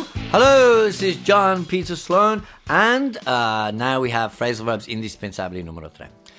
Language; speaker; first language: English; native; English